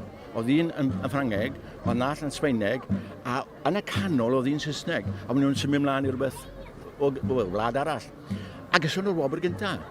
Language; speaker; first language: Welsh; native; Welsh